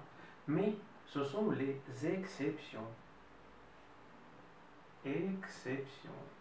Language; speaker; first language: French; non-native, fluent; Russian